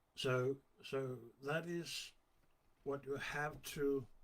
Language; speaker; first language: English; non-native, fluent; Danish